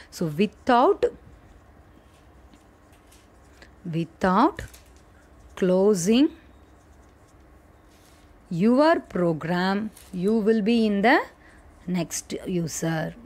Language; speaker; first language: English; non-native, local second language; Tamil